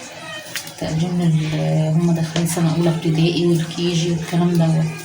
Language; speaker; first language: Arabic; native; Arabic